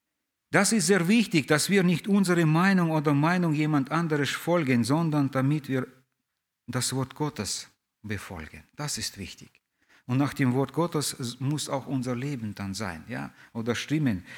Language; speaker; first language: German; non-native, fluent; Russian